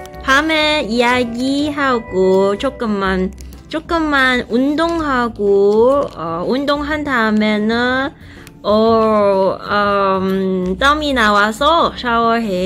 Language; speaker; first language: Korean; non-native, learner; Cantonese